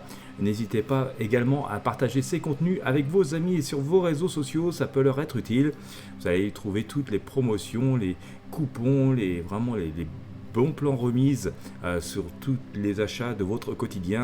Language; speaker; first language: French; native; French